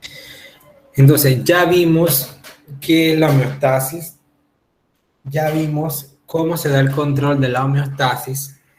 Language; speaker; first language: Spanish; native; Spanish